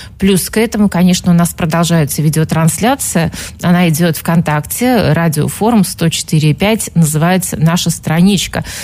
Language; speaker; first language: Russian; native; Russian